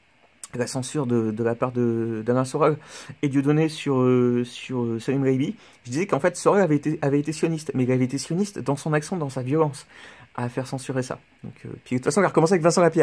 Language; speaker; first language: French; native; French